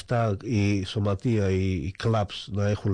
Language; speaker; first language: Greek; non-native, fluent; Slovak